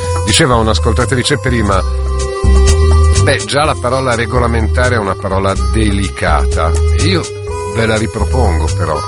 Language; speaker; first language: Italian; native; Italian